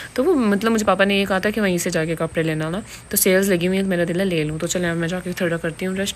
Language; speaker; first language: Urdu; native; Urdu